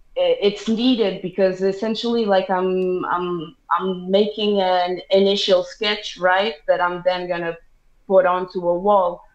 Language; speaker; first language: English; non-native, fluent; Portuguese